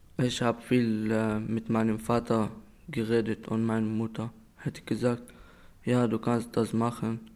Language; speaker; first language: German; non-native, learner; Arabic